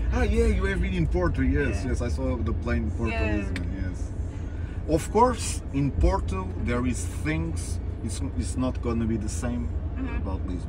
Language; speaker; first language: English; non-native, learner; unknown